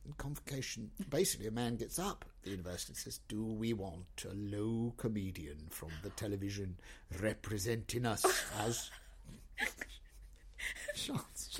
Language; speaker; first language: English; native; English